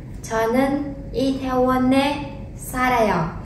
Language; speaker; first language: Korean; non-native, fluent; Vietnamese